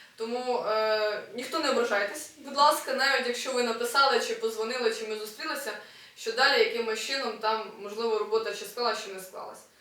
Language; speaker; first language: Ukrainian; non-native, local second language; Russian